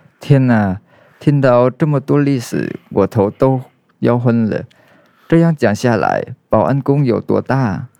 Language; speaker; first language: Chinese; non-native, fluent; Vietnamese